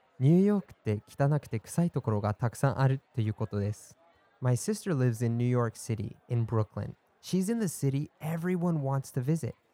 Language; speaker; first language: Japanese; non-native, fluent; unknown